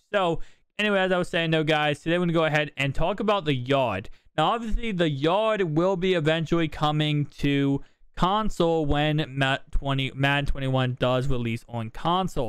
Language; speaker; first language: English; native; English